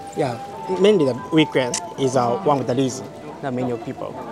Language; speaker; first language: English; non-native, learner; Japanese